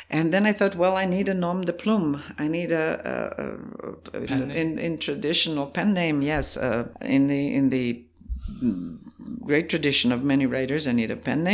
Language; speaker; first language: English; non-native, fluent; Croatian